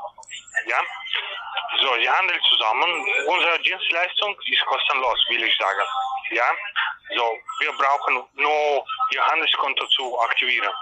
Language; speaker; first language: German; non-native, learner; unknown